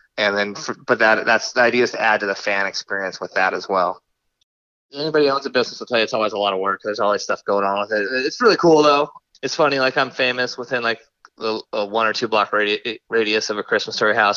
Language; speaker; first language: English; native; English